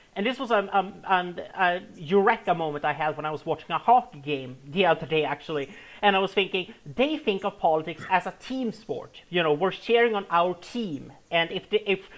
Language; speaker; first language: English; non-native, fluent; Swedish